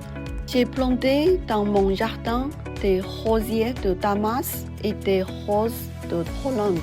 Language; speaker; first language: French; non-native, fluent; Chinese